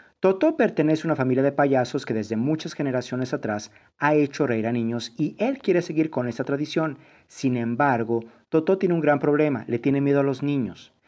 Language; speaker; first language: Spanish; native; Spanish